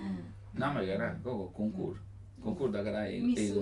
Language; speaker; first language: Japanese; non-native, learner; Italian